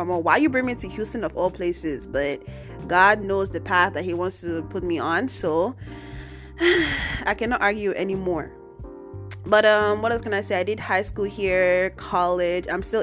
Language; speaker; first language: English; non-native, local second language; Igbo